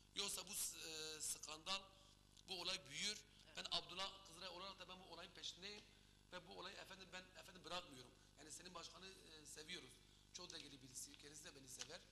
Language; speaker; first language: Turkish; non-native, local second language; Kurdish